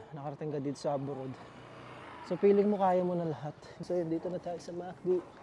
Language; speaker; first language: Filipino; native; Filipino